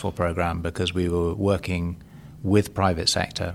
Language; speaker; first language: English; native; English